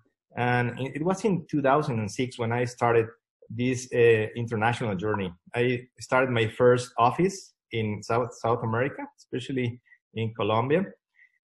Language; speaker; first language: English; non-native, fluent; Spanish